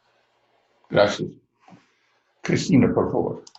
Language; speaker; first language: Spanish; non-native, fluent; English